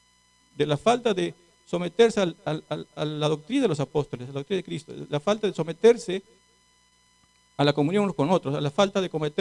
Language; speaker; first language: Spanish; native; Spanish